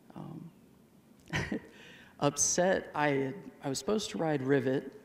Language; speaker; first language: English; native; English